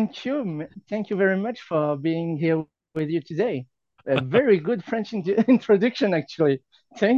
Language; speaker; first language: English; non-native, fluent; French